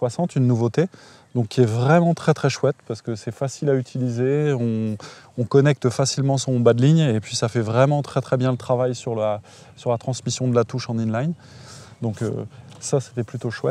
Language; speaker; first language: French; native; French